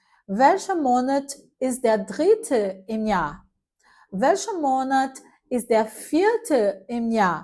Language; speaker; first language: German; non-native, fluent; Portuguese